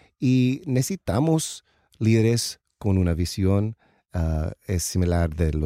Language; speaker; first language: Spanish; non-native, learner; English